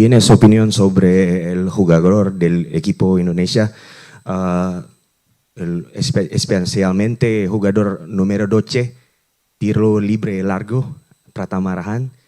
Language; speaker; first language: Spanish; non-native, learner; Indonesian